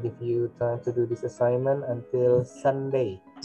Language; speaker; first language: English; non-native, fluent; Indonesian